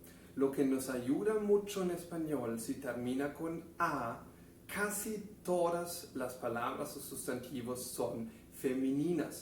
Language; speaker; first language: Spanish; non-native, fluent; German